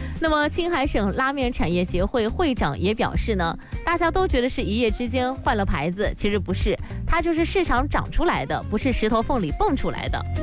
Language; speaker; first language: Chinese; non-native, local second language; Hakka Chinese